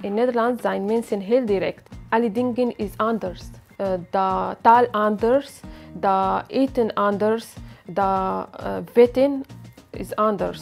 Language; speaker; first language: Dutch; non-native, learner; Arabic